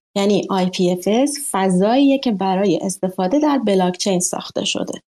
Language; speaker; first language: Persian; native; Persian